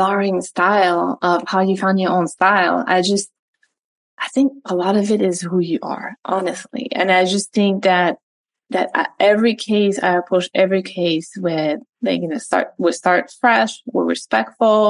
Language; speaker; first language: English; non-native, fluent; French